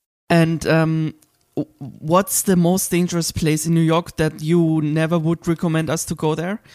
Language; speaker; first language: English; non-native, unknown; German